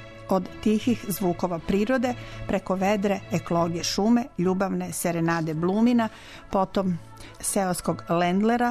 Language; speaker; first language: Serbian; native; Serbian